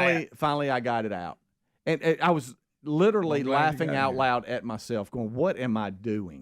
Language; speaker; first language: English; native; English